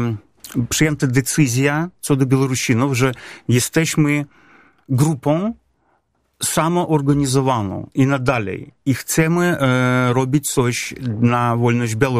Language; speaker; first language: Polish; non-native, fluent; Belarusian